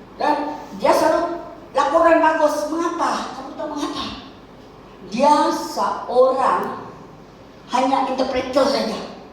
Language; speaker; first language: Malay; non-native, local second language; Chinese